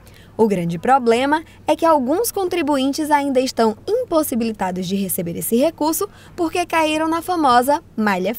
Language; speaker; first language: Portuguese; native; Portuguese